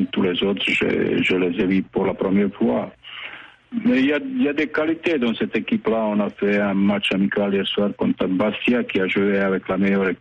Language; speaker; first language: French; non-native, fluent; Bosnian